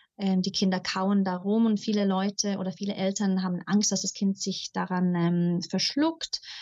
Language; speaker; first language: German; early bilingual, heritage; German